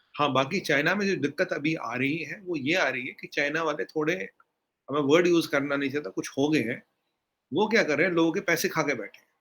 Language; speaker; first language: Hindi; native; Hindi